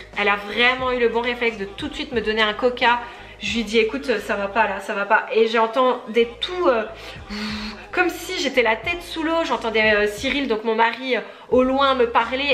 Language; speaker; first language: French; native; French